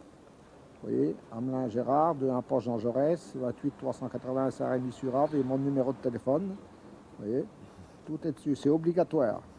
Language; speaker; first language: French; native; French